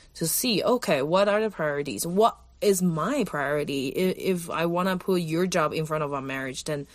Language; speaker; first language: English; non-native, fluent; Chinese